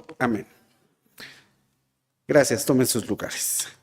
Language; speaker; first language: Spanish; native; Spanish